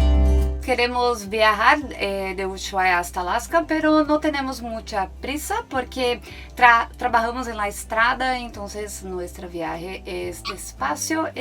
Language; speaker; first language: Spanish; non-native, learner; Portuguese